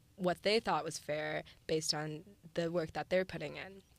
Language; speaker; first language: English; early bilingual, other home language; Chinese